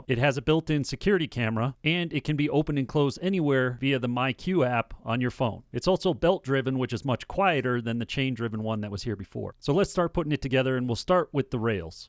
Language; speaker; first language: English; native; English